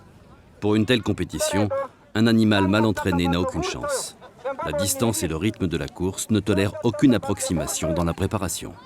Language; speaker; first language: French; native; French